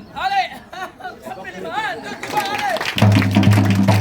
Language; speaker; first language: French; non-native, local second language; Arabic